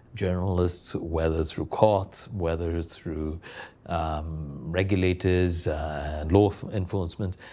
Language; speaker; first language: English; non-native, local second language; Malayalam